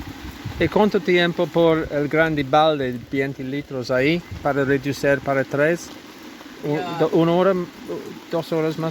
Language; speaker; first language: Spanish; non-native, learner; English